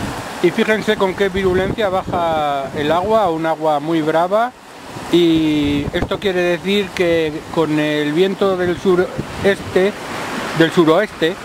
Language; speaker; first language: Spanish; native; Spanish